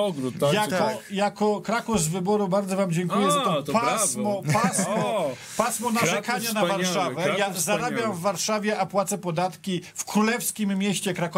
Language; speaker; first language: Polish; native; Polish